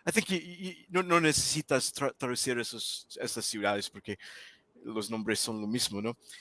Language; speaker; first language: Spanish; non-native, learner; English